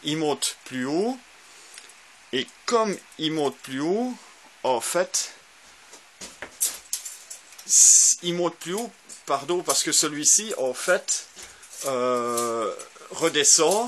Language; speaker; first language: French; native; French